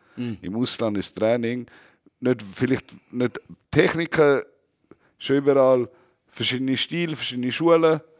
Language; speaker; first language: German; native; German